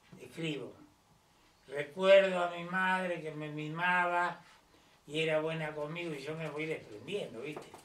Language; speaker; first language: Spanish; native; Spanish